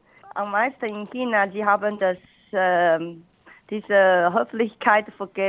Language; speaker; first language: German; non-native, learner; Chinese